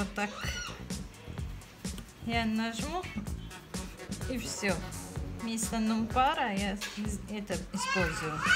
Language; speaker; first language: Russian; non-native, learner; Tajik